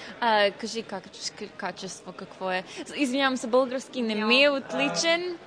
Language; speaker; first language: Bulgarian; early bilingual, heritage; Bulgarian